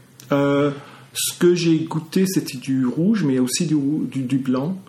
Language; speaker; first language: French; non-native, fluent; English